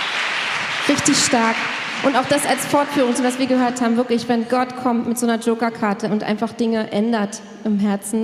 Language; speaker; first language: German; native; German